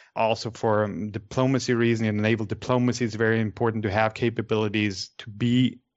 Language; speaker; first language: English; non-native, fluent; German